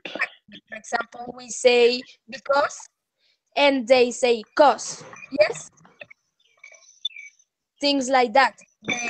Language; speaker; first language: English; non-native, learner; Spanish